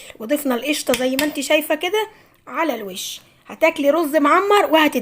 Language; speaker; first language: Arabic; native; Arabic